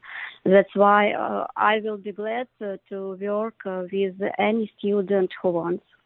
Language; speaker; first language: English; non-native, learner; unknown